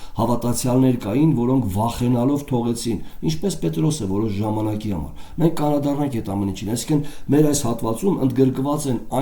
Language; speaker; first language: Armenian; native; Armenian